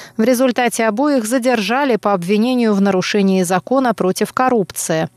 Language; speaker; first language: Russian; non-native, fluent; Chinese